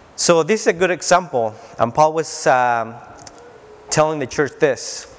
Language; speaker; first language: English; non-native, fluent; Spanish